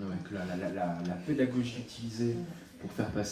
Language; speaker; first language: French; native; French